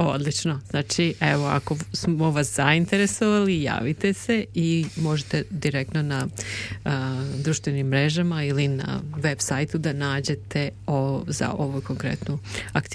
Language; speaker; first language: Serbian; native; Serbian